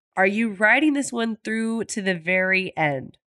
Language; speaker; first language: English; native; English